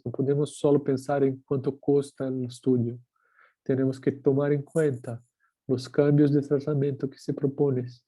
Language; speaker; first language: Spanish; non-native, fluent; Portuguese